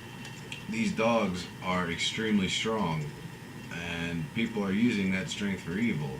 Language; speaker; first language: English; native; English